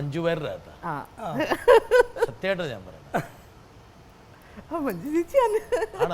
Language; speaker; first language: Malayalam; native; Malayalam